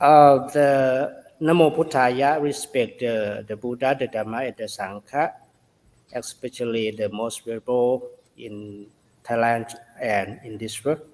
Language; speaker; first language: English; non-native, learner; Thai